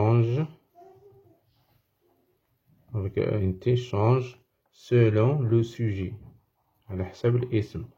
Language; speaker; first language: French; non-native, fluent; Arabic